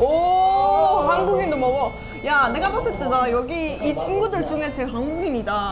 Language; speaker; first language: Korean; non-native, fluent; Estonian